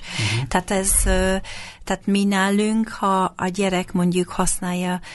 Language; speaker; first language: Hungarian; non-native, fluent; English